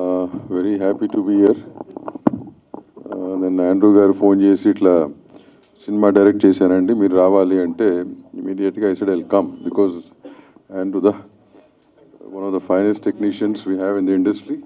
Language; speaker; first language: Telugu; native; Telugu